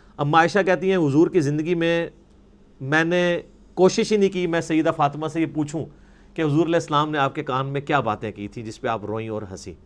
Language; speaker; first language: Urdu; non-native, local second language; Punjabi